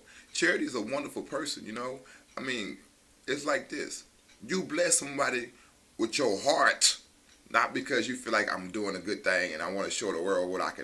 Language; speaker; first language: English; native; English